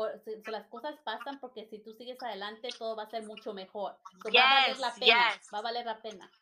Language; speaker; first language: Spanish; native; Spanish